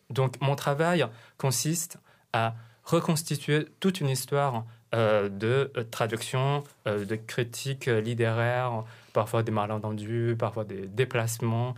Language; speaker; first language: French; non-native, fluent; Chinese